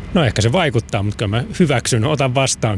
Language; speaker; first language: Finnish; native; Finnish